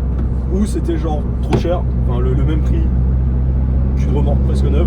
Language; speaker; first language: French; native; French